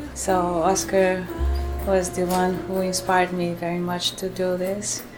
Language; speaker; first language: English; early bilingual, other home language; Portuguese